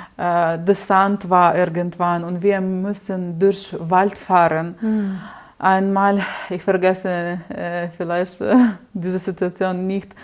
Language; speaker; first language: German; non-native, learner; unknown